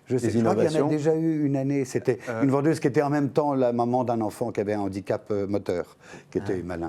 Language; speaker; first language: French; native; French